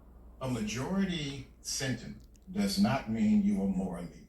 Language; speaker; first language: English; native; English